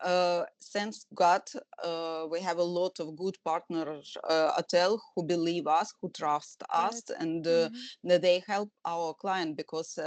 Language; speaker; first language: English; non-native, learner; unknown